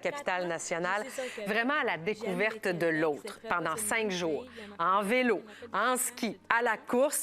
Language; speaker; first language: French; native; French